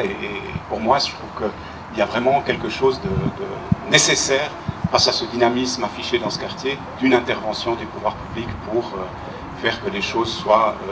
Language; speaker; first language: French; native; French